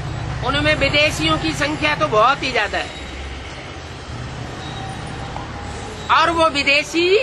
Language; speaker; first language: Hindi; native; Hindi